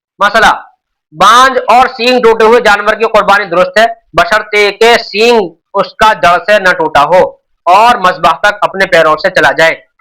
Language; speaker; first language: Urdu; native; Urdu